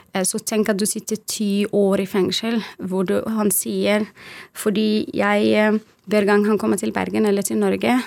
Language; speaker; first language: Norwegian; non-native, fluent; Arabic